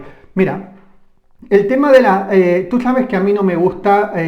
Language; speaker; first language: Spanish; native; Spanish